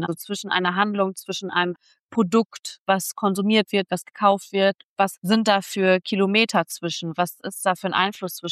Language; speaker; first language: German; native; German